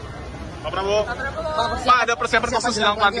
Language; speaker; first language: Indonesian; native; Indonesian